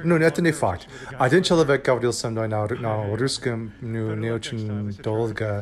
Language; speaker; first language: Russian; non-native, learner; English